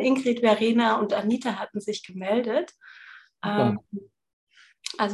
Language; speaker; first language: German; native; German